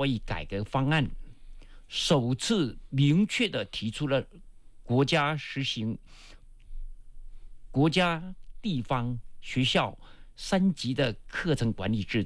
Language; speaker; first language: Chinese; non-native, local second language; Min Nan Chinese